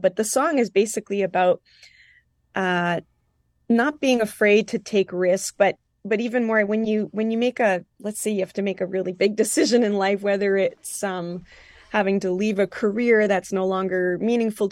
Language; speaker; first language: English; non-native, fluent; French